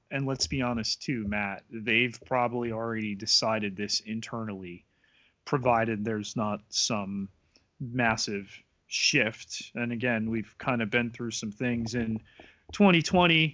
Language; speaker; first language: English; native; English